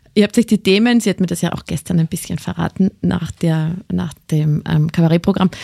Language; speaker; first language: German; native; German